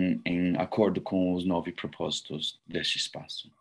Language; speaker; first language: Portuguese; non-native, learner; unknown